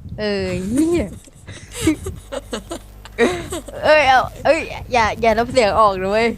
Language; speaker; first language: Thai; native; Thai